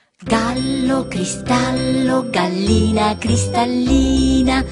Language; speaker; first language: Italian; native; Italian